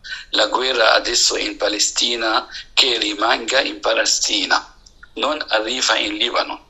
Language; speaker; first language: Italian; non-native, fluent; Arabic